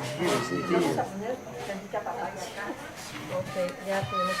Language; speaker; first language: Spanish; non-native, fluent; French